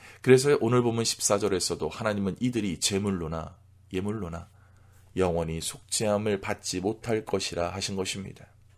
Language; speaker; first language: Korean; native; Korean